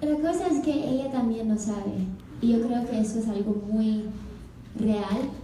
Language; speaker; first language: Spanish; early bilingual, other home language; English